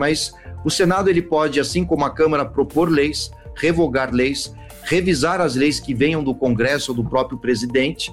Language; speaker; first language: Portuguese; native; Portuguese